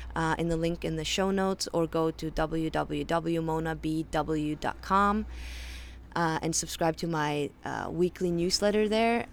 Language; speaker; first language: English; non-native, fluent; Faroese